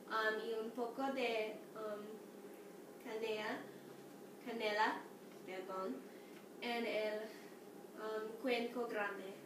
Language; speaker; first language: Spanish; non-native, learner; English